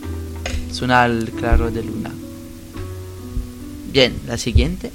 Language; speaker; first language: Spanish; non-native, learner; French